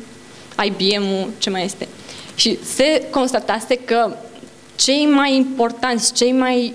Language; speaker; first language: Romanian; native; Romanian